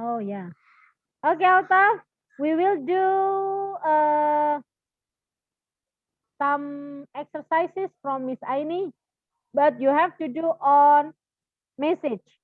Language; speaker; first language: English; non-native, fluent; Indonesian